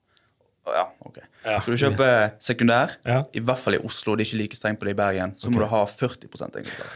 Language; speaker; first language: Norwegian; native; Norwegian